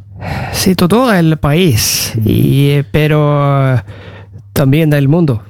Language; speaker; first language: Spanish; non-native, learner; Norwegian